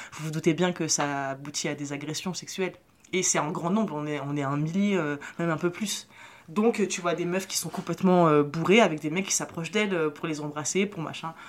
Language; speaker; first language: French; native; French